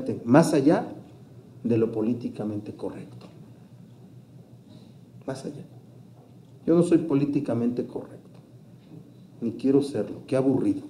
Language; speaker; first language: Spanish; native; Spanish